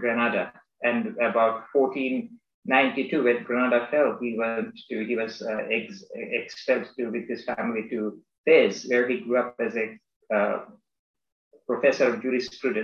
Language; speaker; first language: English; non-native, local second language; Bangla